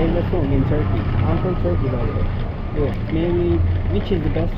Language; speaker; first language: English; non-native, learner; Turkish